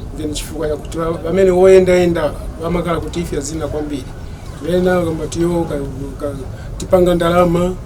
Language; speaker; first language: Nyanja; non-native, local second language; Bemba